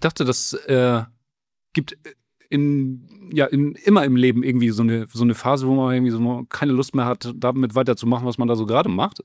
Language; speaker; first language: German; native; German